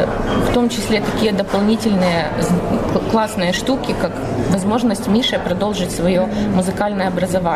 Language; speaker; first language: Russian; native; Russian